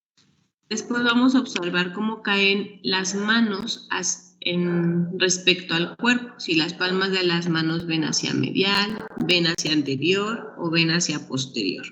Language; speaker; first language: Spanish; native; Spanish